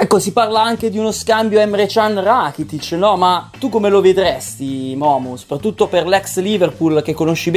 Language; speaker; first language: Italian; native; Italian